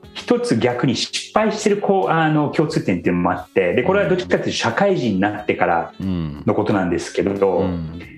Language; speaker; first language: Japanese; native; Japanese